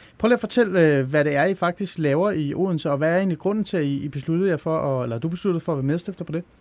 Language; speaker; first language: Danish; early bilingual, other home language; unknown